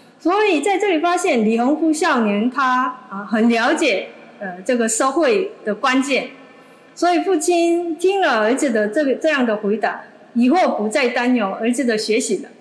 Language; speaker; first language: Chinese; non-native, fluent; Korean